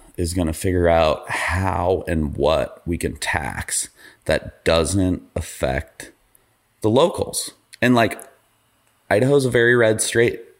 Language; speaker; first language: English; native; English